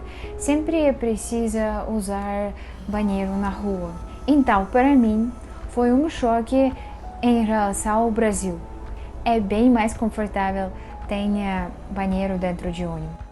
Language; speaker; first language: Portuguese; non-native, fluent; Russian